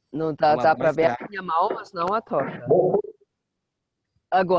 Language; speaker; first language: Portuguese; non-native, fluent; German